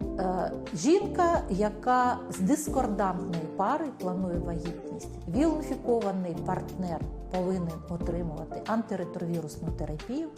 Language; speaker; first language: Ukrainian; native; Ukrainian